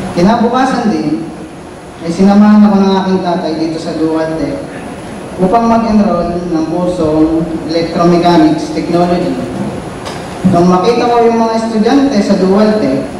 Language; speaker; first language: Filipino; native; Filipino